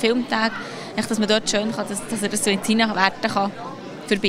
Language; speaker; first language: German; native; German